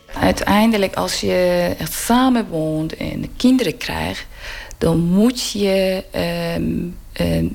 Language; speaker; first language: Dutch; non-native, learner; Persian